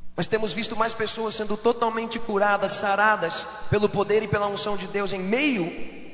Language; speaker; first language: Portuguese; non-native, fluent; English